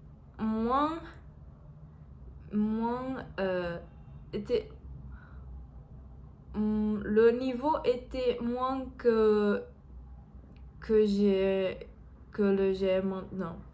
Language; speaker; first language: French; non-native, learner; Portuguese